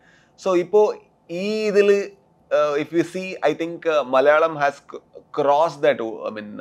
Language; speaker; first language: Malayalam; non-native, learner; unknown